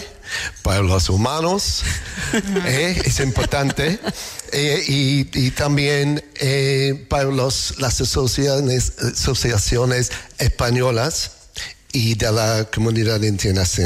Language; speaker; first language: Spanish; non-native, learner; English